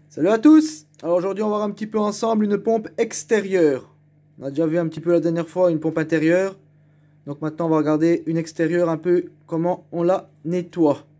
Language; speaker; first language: French; native; French